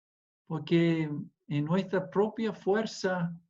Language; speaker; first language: Spanish; non-native, fluent; English